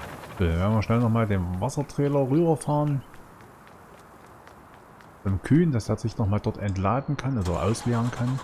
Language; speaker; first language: German; native; German